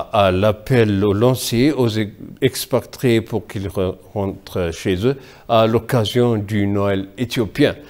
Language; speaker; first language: French; non-native, fluent; Amharic